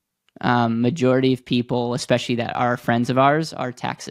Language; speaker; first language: English; native; English